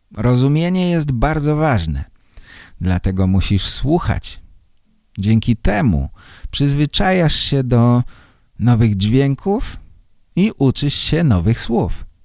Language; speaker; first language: Polish; native; Polish